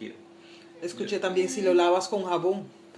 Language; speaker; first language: Spanish; non-native, fluent; Papiamento